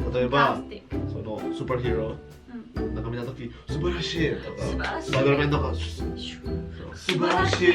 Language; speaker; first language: Japanese; non-native, fluent; Indonesian